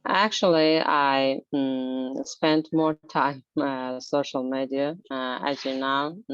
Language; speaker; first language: English; non-native, learner; Azerbaijani